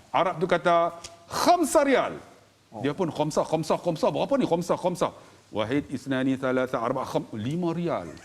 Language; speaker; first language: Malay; native; Malay